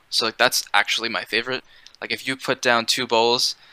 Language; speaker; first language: English; native; English